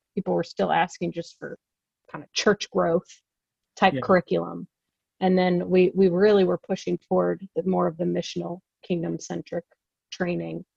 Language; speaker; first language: English; native; English